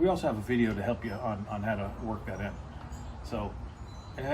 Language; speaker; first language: English; native; English